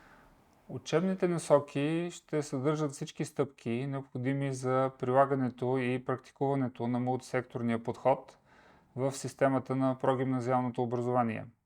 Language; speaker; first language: Bulgarian; native; Bulgarian